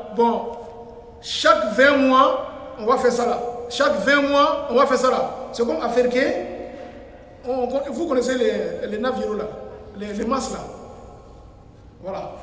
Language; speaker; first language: French; non-native, local second language; Bambara